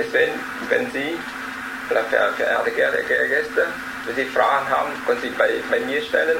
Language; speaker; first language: German; non-native, learner; Vietnamese